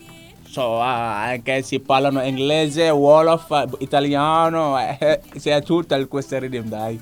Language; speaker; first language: Italian; non-native, learner; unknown